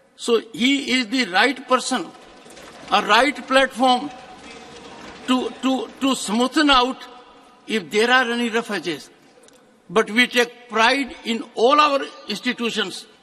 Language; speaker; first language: English; non-native, local second language; Hindi